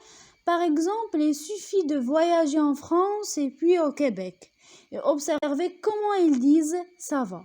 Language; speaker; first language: French; non-native, local second language; Arabic